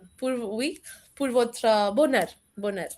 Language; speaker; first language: French; non-native, fluent; Hindi